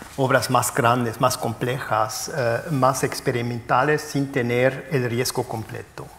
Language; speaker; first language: Spanish; non-native, fluent; German